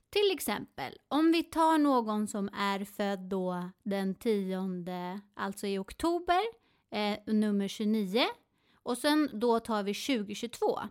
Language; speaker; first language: Swedish; native; Swedish